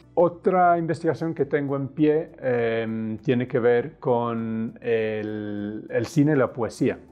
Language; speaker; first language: Spanish; non-native, fluent; English